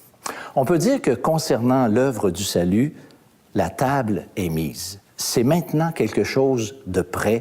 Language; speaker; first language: French; native; French